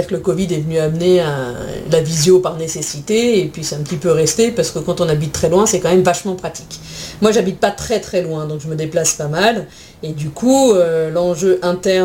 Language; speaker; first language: French; native; French